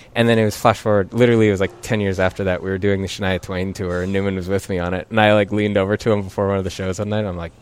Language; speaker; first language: English; native; English